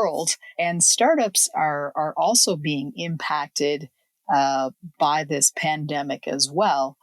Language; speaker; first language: English; native; English